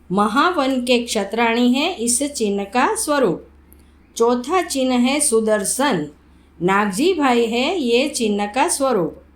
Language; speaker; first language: Hindi; non-native, local second language; Gujarati